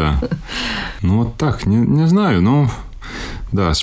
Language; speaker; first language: Russian; non-native, local second language; Latvian